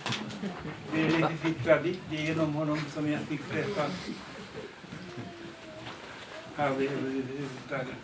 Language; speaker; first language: Swedish; non-native, fluent; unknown